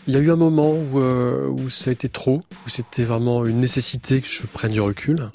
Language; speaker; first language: French; native; French